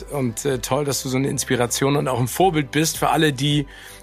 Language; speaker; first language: German; native; German